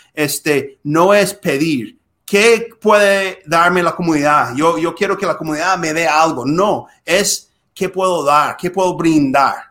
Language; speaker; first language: Spanish; non-native, fluent; English